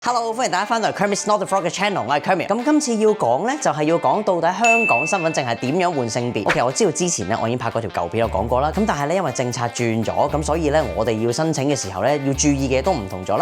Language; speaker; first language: Cantonese; native; Cantonese